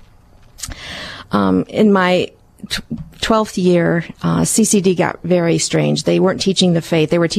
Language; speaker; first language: English; early bilingual, other home language; Hungarian